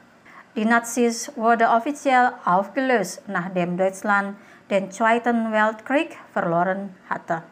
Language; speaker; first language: German; non-native, fluent; Indonesian